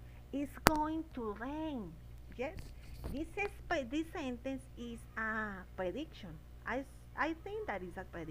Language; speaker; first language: English; non-native, learner; Spanish